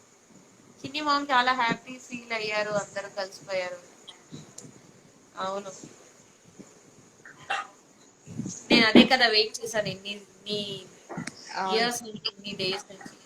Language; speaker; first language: Telugu; native; Telugu